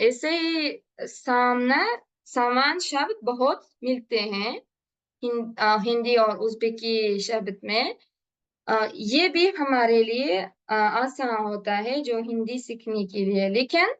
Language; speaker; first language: Hindi; non-native, learner; Uzbek